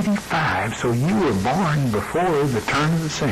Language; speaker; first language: English; native; English